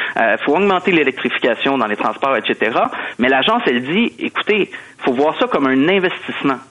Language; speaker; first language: French; native; French